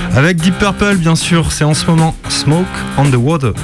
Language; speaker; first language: French; native; French